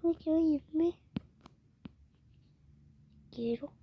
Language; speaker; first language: Spanish; early bilingual, heritage; Spanish